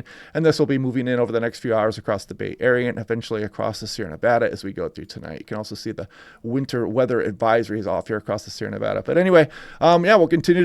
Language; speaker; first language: English; native; English